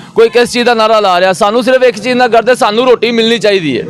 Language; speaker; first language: Urdu; non-native, local second language; Punjabi